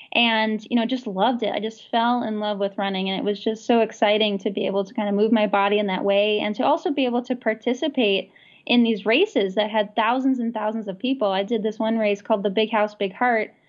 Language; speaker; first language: English; native; English